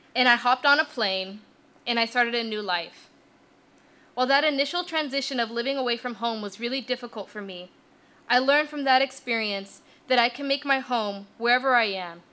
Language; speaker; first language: English; native; English